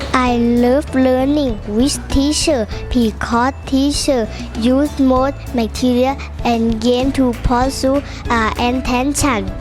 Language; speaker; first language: English; non-native, learner; Thai